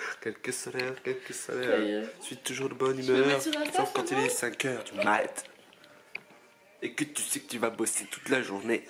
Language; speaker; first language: French; native; French